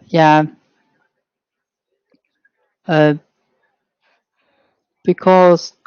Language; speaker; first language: English; non-native, learner; Chinese